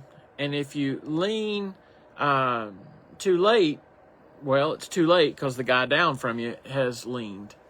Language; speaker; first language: English; native; English